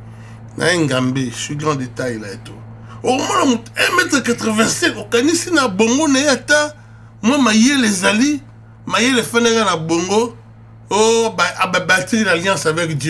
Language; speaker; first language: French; non-native, local second language; Lingala